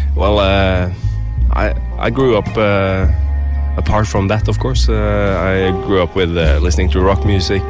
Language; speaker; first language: English; non-native, fluent; Norwegian